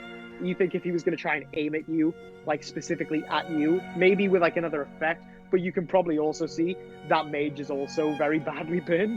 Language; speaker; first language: English; native; English